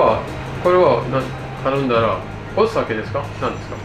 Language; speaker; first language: Japanese; non-native, learner; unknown